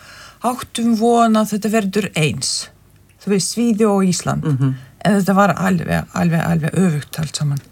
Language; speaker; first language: Icelandic; non-native, fluent; Lithuanian